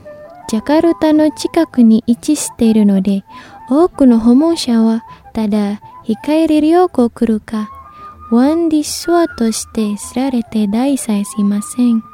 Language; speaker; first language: Japanese; non-native, fluent; Indonesian